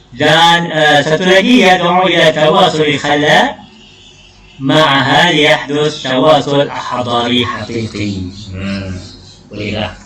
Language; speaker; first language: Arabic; non-native, fluent; Malay